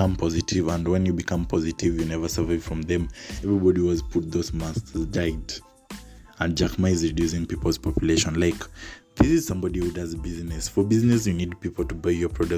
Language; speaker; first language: English; non-native, local second language; Swahili